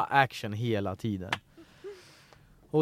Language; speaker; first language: Swedish; early bilingual, other home language; Persian